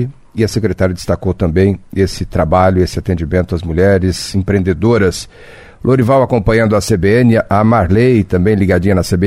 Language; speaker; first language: Portuguese; native; Portuguese